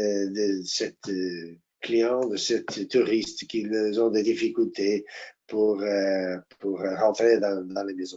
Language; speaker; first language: French; non-native, fluent; Portuguese